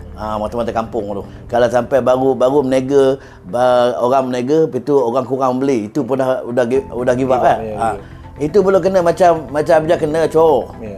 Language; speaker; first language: Malay; native; Malay